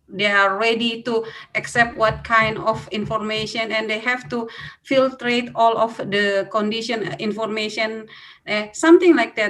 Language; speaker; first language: English; non-native, fluent; Indonesian